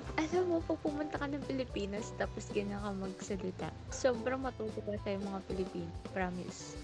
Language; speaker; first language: Filipino; native; Filipino